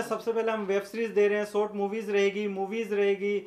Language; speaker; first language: Hindi; native; Hindi